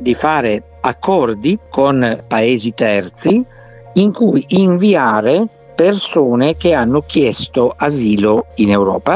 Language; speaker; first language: Italian; native; Italian